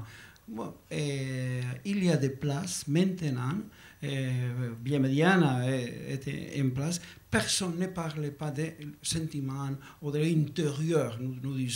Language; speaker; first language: French; non-native, learner; Basque